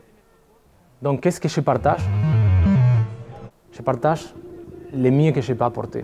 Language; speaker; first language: French; non-native, fluent; Spanish